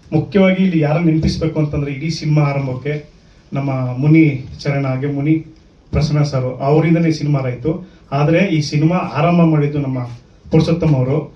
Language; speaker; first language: Kannada; native; Kannada